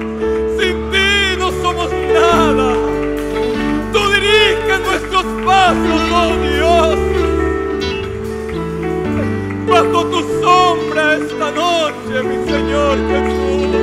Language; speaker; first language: Spanish; native; Spanish